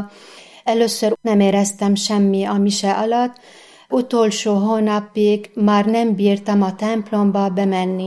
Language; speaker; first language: Hungarian; non-native, fluent; Arabic